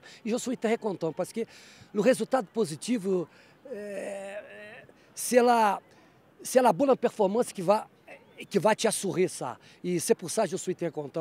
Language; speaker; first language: French; non-native, fluent; Portuguese